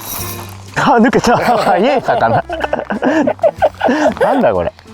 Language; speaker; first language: Japanese; native; Japanese